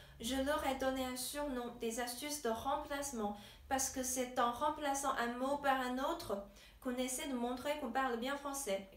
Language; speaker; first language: French; non-native, fluent; Chinese